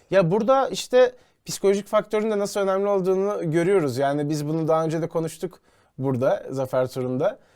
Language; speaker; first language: Turkish; native; Turkish